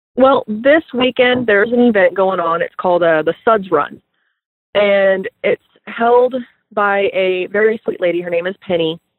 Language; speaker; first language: English; native; English